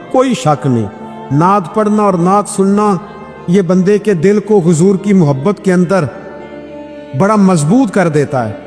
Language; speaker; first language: Urdu; non-native, local second language; Punjabi